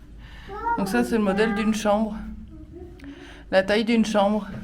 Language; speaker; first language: French; native; French